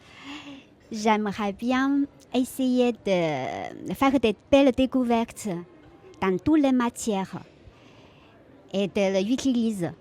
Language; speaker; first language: French; non-native, fluent; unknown